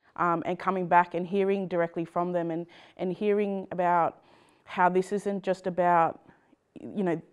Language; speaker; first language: English; native; English